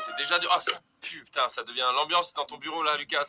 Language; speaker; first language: French; native; French